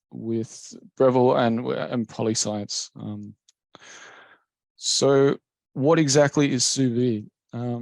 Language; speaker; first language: English; native; English